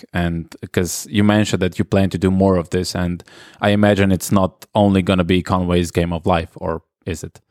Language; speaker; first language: English; non-native, fluent; Slovenian